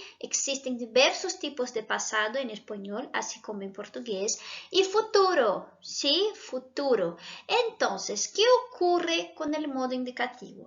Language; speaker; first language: Spanish; non-native, fluent; Portuguese